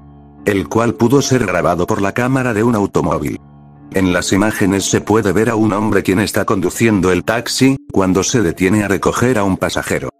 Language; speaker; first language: Spanish; native; Spanish